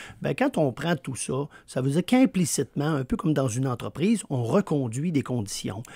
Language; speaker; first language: French; native; French